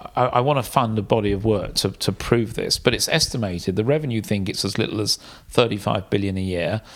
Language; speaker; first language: English; native; English